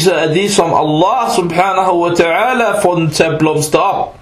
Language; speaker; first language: Danish; non-native, fluent; Arabic